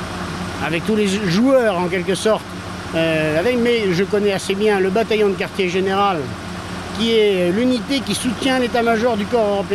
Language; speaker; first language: French; native; French